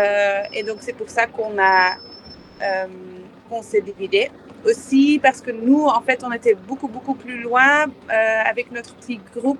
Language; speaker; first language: French; non-native, fluent; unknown